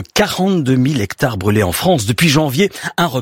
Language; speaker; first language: French; native; French